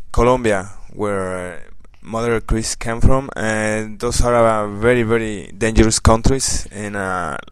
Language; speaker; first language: English; non-native, learner; Spanish